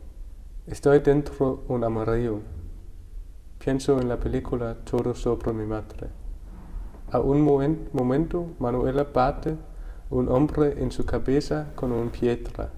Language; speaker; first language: Spanish; non-native, learner; Danish